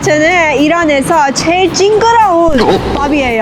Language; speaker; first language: Korean; non-native, learner; Persian